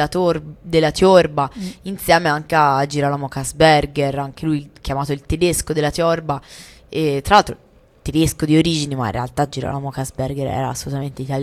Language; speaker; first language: Italian; native; Italian